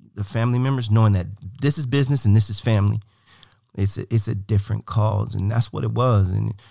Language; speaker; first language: English; native; English